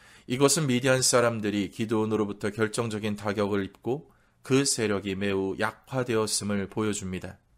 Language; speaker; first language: Korean; native; Korean